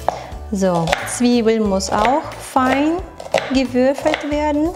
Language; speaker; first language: German; non-native, fluent; Russian